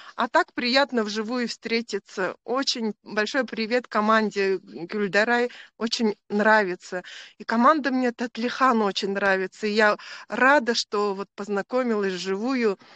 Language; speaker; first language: Russian; native; Russian